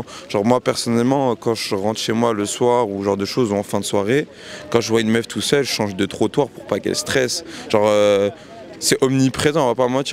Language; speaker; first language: French; native; French